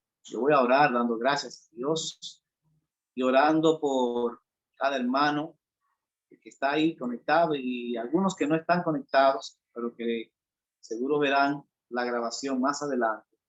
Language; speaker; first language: Spanish; native; Spanish